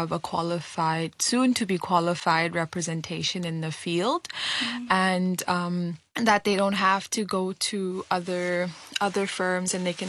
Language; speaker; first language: English; non-native, local second language; Nepali